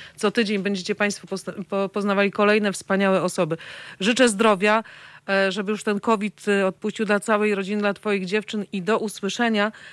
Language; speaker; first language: Polish; native; Polish